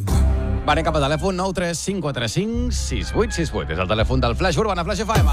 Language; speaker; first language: Catalan; native; Catalan